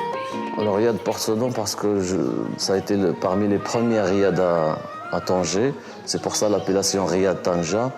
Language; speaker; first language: French; non-native, local second language; Arabic